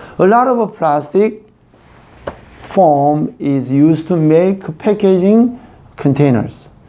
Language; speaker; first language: English; non-native, fluent; Korean